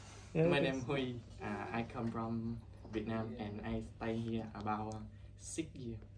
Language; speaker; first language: English; non-native, learner; Vietnamese